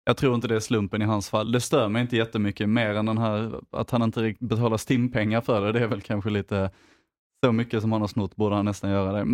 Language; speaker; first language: Swedish; native; Swedish